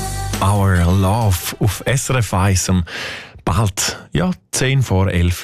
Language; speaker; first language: German; native; German